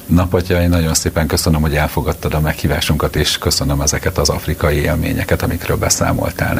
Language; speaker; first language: Hungarian; native; Hungarian